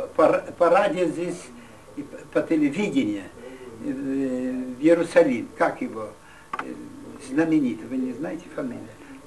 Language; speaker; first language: Russian; non-native, fluent; Yiddish